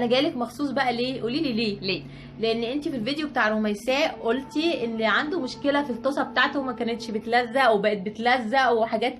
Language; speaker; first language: Arabic; native; Arabic